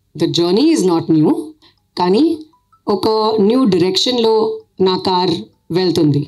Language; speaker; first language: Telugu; non-native, local second language; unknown